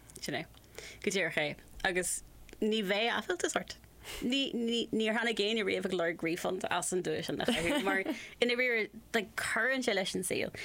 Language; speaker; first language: Irish; non-native, local second language; English